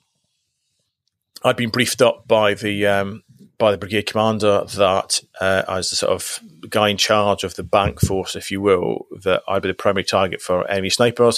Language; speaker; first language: English; native; English